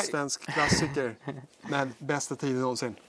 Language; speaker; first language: Swedish; native; Swedish